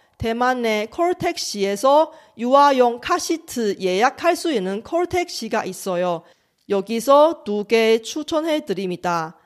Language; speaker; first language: Korean; non-native, fluent; Chinese